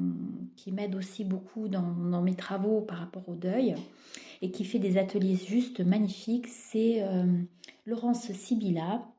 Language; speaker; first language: French; native; French